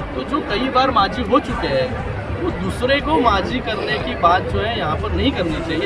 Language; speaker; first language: Hindi; non-native, local second language; Marathi